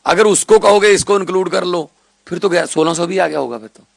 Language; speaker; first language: Hindi; non-native, local second language; Punjabi